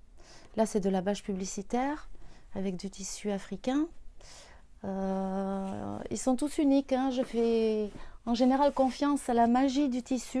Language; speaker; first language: French; native; French